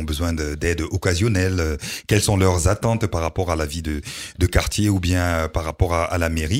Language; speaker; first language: French; native; French